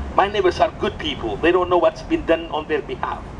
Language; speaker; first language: English; non-native, fluent; Amharic